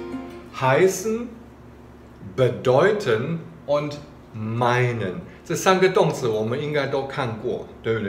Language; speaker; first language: German; non-native, fluent; Chinese